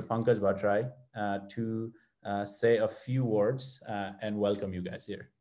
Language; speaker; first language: English; non-native, local second language; Nepali